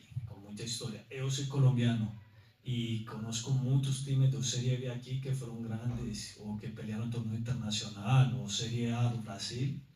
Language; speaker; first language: Portuguese; non-native, learner; Spanish